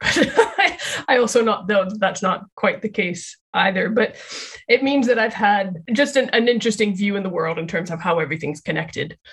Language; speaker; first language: English; native; English